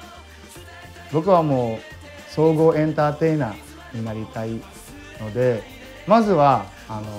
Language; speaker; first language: Japanese; early bilingual, other home language; Filipino